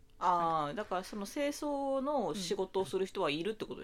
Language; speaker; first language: Japanese; non-native, fluent; Chinese